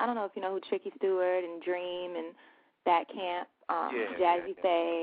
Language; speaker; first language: English; native; English